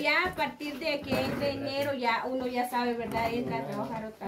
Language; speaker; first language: Spanish; non-native, local second language; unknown